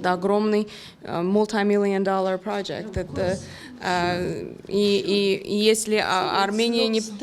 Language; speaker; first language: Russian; early bilingual, heritage; English